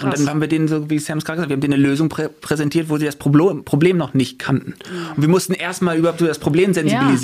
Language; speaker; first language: German; native; German